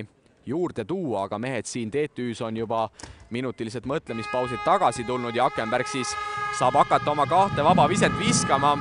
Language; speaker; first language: Estonian; native; Estonian